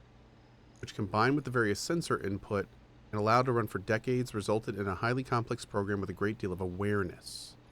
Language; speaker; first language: English; native; English